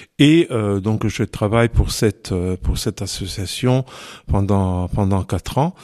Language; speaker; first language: French; non-native, fluent; Italian